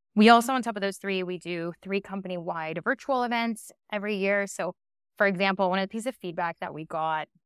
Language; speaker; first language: English; early bilingual, other home language; Spanish